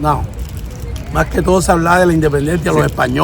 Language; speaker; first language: Spanish; native; Spanish